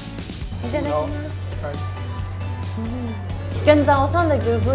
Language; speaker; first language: Chinese; non-native, fluent; Japanese